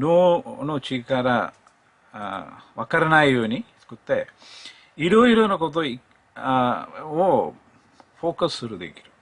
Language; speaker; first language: Japanese; non-native, learner; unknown